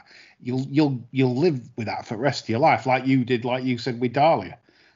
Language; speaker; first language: English; native; English